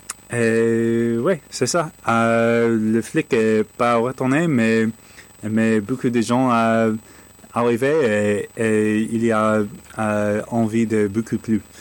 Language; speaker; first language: French; non-native, learner; English